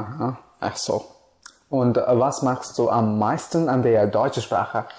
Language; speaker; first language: German; non-native, fluent; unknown